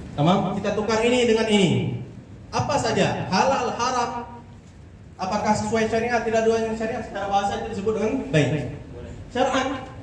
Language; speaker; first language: Indonesian; non-native, local second language; Achinese